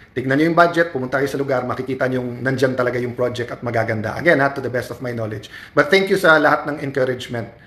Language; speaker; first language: Filipino; native; Filipino